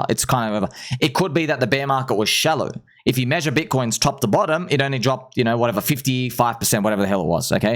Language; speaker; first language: English; native; English